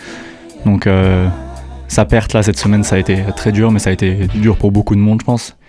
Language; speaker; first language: French; native; French